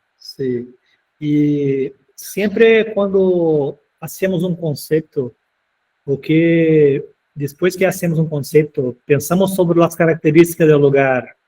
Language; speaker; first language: Spanish; non-native, fluent; Portuguese